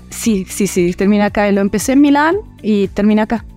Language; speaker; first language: Spanish; early bilingual, heritage; Italian